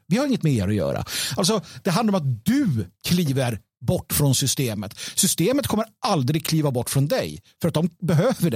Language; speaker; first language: Swedish; native; Swedish